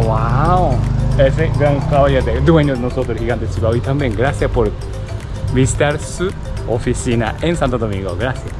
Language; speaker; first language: Spanish; non-native, learner; Japanese